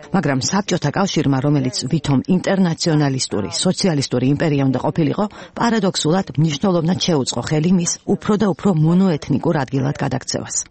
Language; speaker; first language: Georgian; native; Georgian